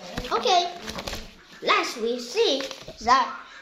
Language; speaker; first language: English; non-native, learner; Vietnamese